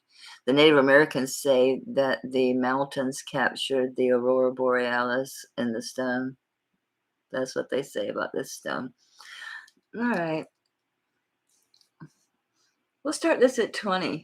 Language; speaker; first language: English; native; English